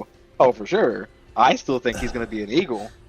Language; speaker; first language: English; native; English